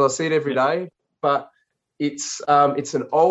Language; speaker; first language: English; native; English